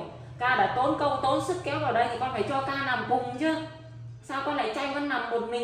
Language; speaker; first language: Vietnamese; native; Vietnamese